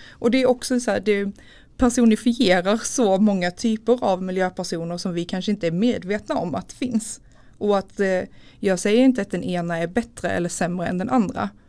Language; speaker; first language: Swedish; native; Swedish